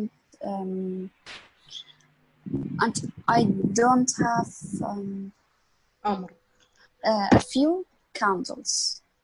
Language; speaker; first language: English; non-native, learner; Arabic